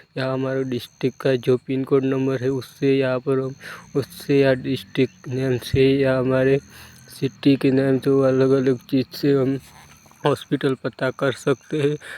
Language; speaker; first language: Hindi; non-native, local second language; Gujarati